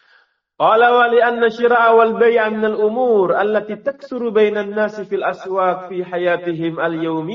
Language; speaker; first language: Arabic; non-native, fluent; Indonesian